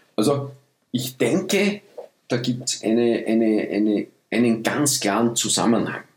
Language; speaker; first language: German; early bilingual, other home language; Dutch